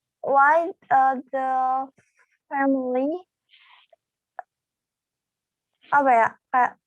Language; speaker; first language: English; non-native, learner; Indonesian